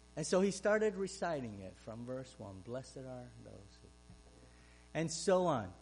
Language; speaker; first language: English; non-native, fluent; Romanian